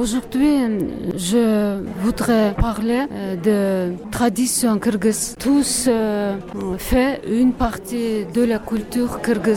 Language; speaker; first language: French; non-native, learner; Kyrgyz